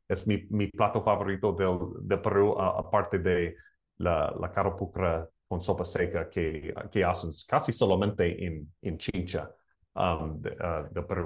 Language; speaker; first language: Spanish; non-native, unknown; English